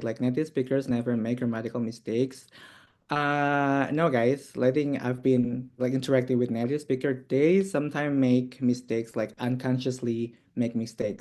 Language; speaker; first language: English; non-native, fluent; Indonesian